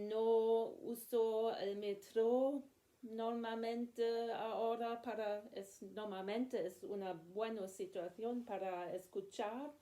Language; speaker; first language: Spanish; non-native, learner; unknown